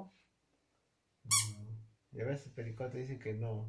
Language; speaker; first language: Spanish; native; Spanish